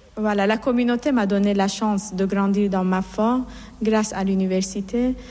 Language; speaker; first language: French; non-native, fluent; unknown